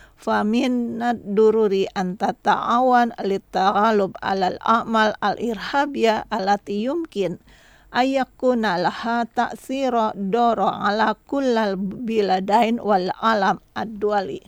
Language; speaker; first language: Arabic; non-native, fluent; Indonesian